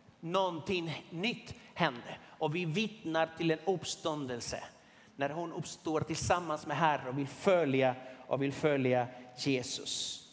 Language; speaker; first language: Swedish; non-native, fluent; Spanish